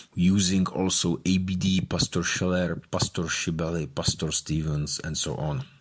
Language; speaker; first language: English; non-native, fluent; Czech